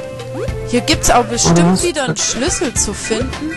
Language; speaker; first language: German; native; German